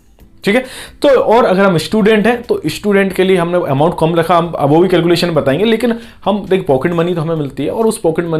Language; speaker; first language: Hindi; native; Hindi